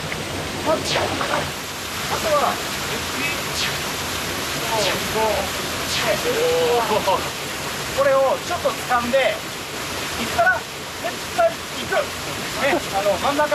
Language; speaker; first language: Japanese; non-native, learner; French